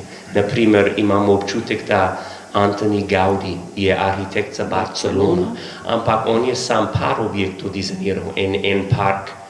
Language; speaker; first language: Slovenian; non-native, learner; English